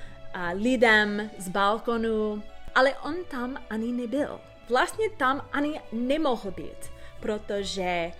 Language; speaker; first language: Czech; non-native, learner; English